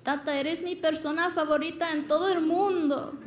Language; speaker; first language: Spanish; early bilingual, other home language; English